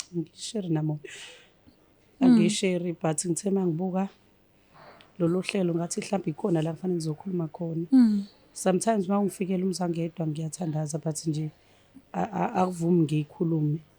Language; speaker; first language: Zulu; native; Zulu